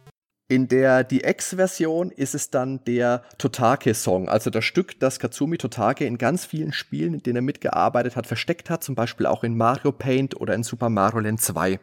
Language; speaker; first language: German; native; German